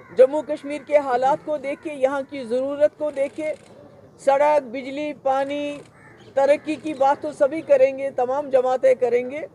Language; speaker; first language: Urdu; non-native, local second language; Kashmiri